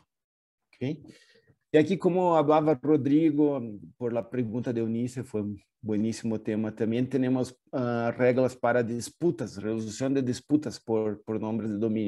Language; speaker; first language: Spanish; non-native, fluent; Portuguese